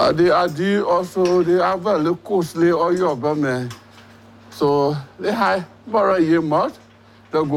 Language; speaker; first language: Norwegian; non-native, learner; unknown